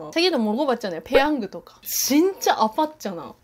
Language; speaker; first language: Korean; non-native, learner; Japanese